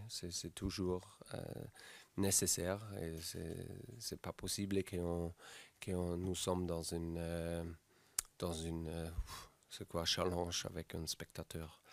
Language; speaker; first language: French; non-native, fluent; German